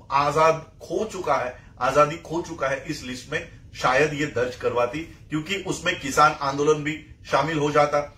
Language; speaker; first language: Hindi; non-native, local second language; Marathi